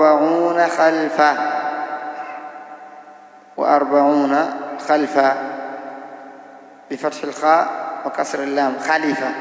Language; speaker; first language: Arabic; non-native, fluent; Swahili